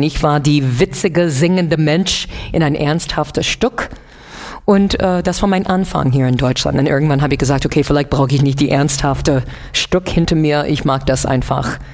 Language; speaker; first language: German; non-native, fluent; English